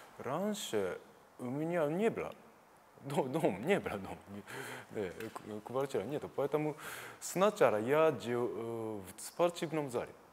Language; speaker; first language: Russian; non-native, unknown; Japanese